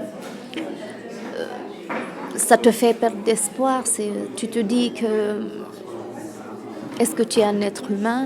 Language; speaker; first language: French; non-native, local second language; Fula